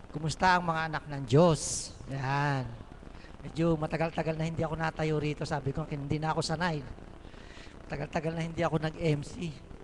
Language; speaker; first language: Filipino; native; Filipino